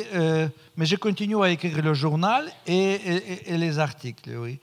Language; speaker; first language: French; non-native, fluent; Russian